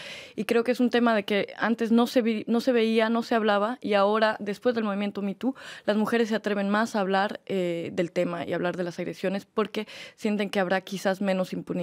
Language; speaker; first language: Spanish; native; Spanish